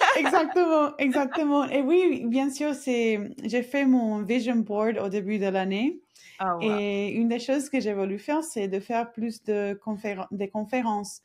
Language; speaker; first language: French; non-native, fluent; Spanish